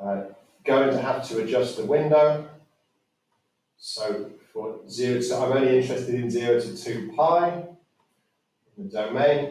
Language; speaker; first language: English; native; English